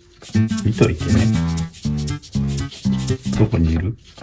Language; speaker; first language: Japanese; native; Japanese